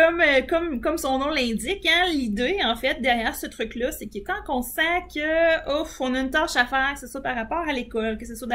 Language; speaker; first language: French; native; French